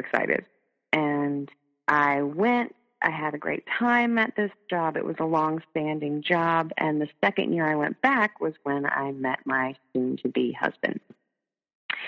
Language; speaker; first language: English; native; English